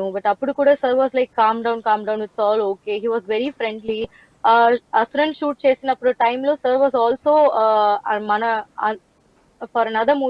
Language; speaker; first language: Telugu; non-native, learner; Tamil